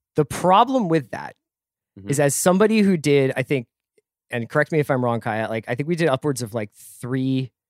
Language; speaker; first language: English; native; English